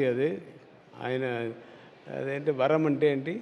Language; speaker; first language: Telugu; non-native, learner; Tamil